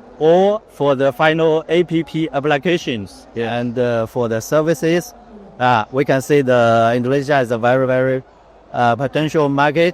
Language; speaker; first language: English; non-native, fluent; Chinese